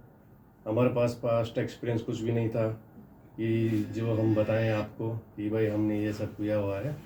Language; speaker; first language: Hindi; native; Hindi